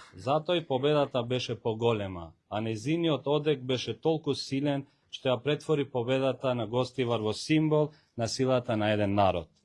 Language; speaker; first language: Macedonian; non-native, local second language; Albanian